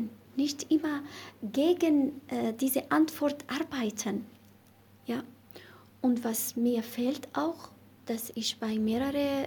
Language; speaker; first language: German; non-native, learner; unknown